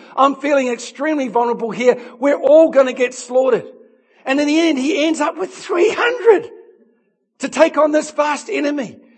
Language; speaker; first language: English; native; English